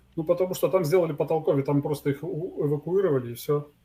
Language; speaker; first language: Russian; native; Russian